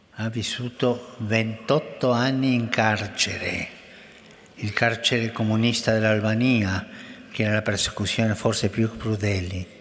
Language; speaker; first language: Italian; non-native, fluent; Spanish